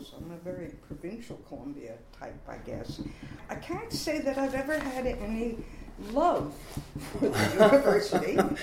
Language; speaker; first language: English; native; English